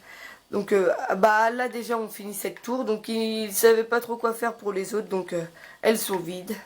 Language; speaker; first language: French; native; French